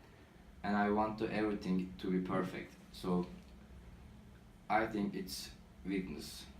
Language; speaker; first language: English; non-native, learner; Turkish